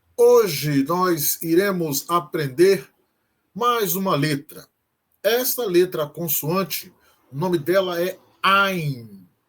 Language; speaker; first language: Portuguese; native; Portuguese